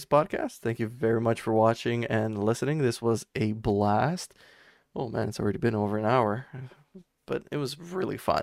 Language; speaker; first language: English; non-native, fluent; Romanian